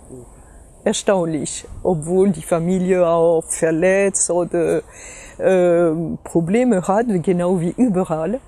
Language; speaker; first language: German; non-native, fluent; French